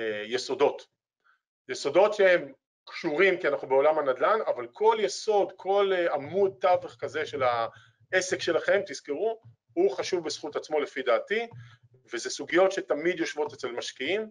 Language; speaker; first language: Hebrew; native; Hebrew